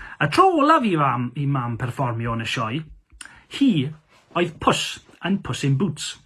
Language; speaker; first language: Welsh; non-native, local second language; English